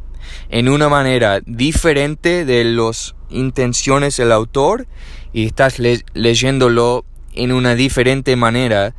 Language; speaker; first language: Spanish; non-native, learner; English